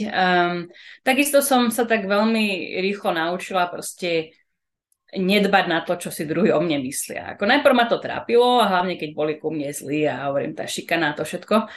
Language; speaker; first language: Slovak; early bilingual, heritage; Slovak